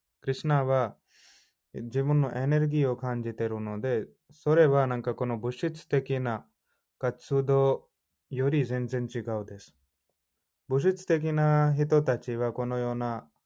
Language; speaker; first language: Japanese; non-native, fluent; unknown